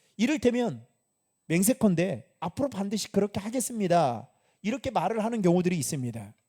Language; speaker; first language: Korean; native; Korean